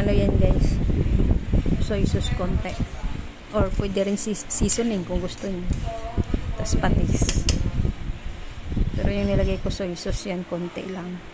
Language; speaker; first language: Filipino; native; Filipino